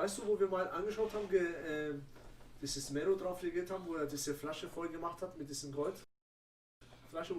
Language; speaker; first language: German; native; German